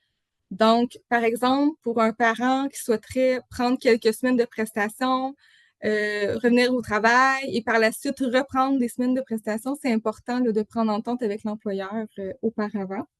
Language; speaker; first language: French; native; French